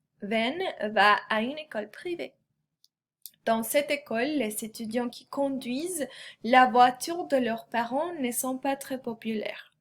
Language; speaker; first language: French; non-native, fluent; Spanish